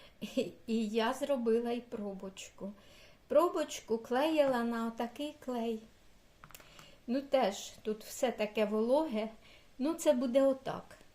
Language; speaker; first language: Ukrainian; native; Ukrainian